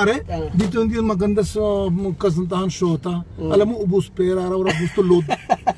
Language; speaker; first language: Filipino; non-native, learner; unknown